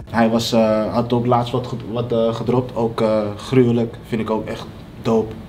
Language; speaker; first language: Dutch; early bilingual, other home language; Papiamento